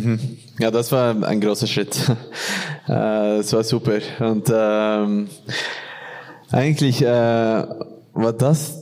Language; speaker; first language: German; non-native, fluent; Norwegian